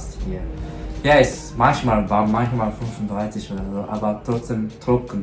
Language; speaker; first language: German; non-native, learner; Japanese